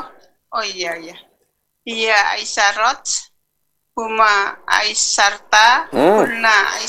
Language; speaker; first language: Arabic; non-native, learner; Indonesian